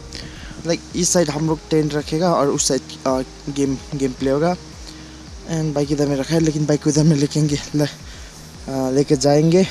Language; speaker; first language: Hindi; non-native, local second language; Nepali